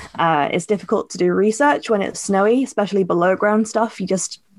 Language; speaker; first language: English; native; English